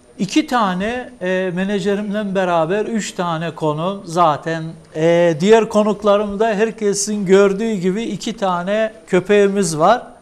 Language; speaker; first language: Turkish; native; Turkish